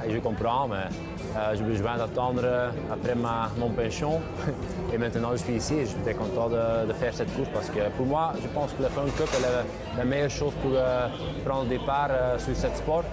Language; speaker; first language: French; non-native, local second language; Dutch